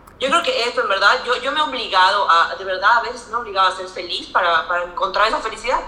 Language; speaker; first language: Spanish; native; Spanish